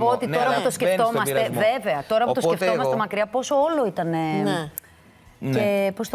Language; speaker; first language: Greek; native; Greek